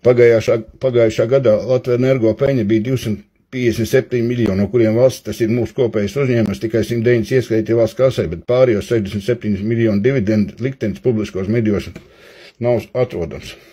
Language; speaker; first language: Latvian; native; Latvian